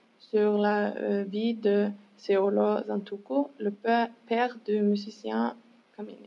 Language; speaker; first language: French; non-native, learner; English